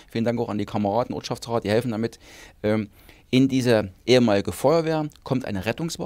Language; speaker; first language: German; native; German